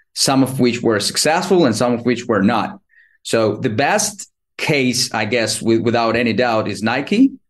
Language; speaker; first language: English; non-native, fluent; Ukrainian